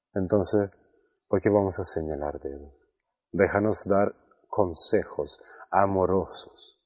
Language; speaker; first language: Spanish; non-native, fluent; Swedish